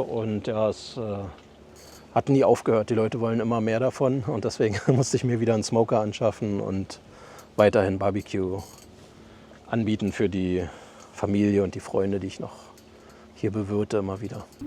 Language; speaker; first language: German; native; German